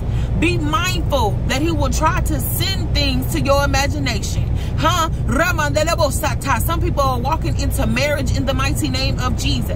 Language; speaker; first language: English; native; English